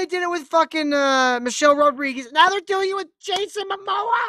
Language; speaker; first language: English; native; English